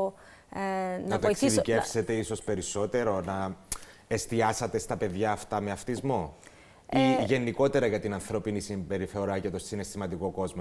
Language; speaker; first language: Greek; native; Greek